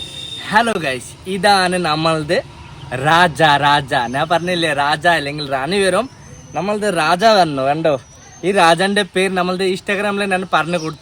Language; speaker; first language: Malayalam; non-native, learner; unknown